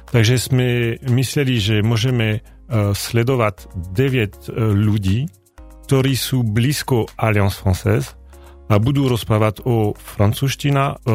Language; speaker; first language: Slovak; non-native, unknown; French